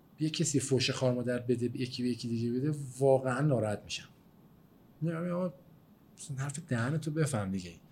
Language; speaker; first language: Persian; native; Persian